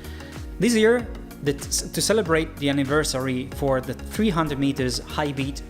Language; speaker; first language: English; non-native, fluent; Italian